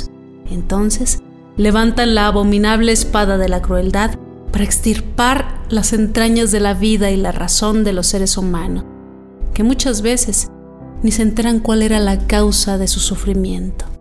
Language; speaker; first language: Spanish; native; Spanish